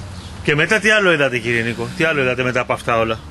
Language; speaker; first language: Greek; native; Greek